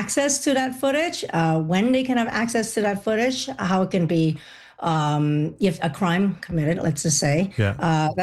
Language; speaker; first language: English; non-native, local second language; Cantonese